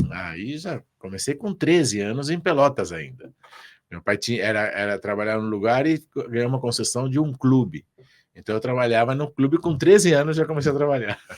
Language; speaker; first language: Portuguese; early bilingual, other home language; Spanish